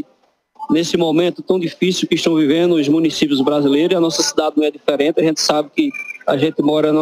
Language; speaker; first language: Portuguese; native; Portuguese